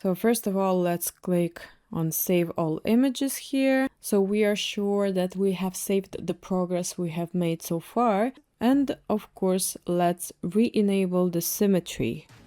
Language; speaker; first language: English; non-native, fluent; Russian